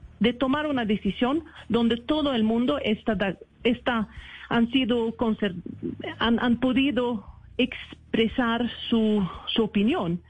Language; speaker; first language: Spanish; non-native, fluent; Swedish